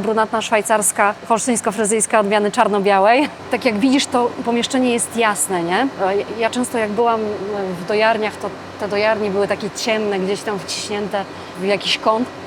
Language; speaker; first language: Polish; native; Polish